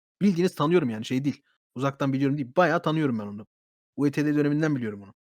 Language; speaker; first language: Turkish; early bilingual, heritage; Turkish